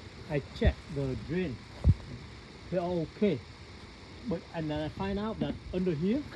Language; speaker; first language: English; non-native, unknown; Vietnamese